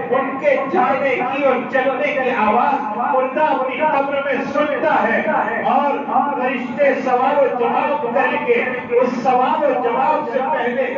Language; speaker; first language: Urdu; native; Urdu